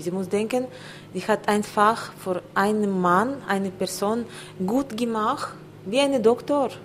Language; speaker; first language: German; non-native, learner; Russian